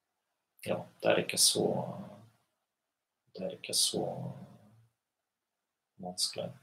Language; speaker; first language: Norwegian; non-native, fluent; German